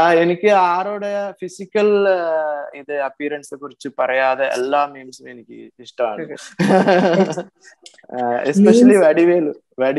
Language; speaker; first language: Malayalam; non-native, learner; Tamil